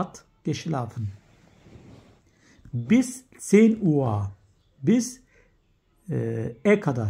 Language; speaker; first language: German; non-native, fluent; Turkish